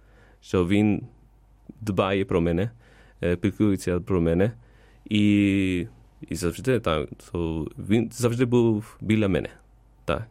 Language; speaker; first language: Ukrainian; non-native, fluent; Spanish